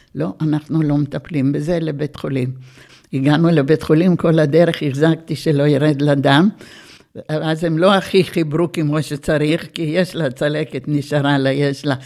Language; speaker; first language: Hebrew; early bilingual, other home language; Bulgarian